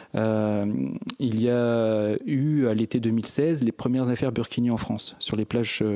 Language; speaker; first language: French; native; French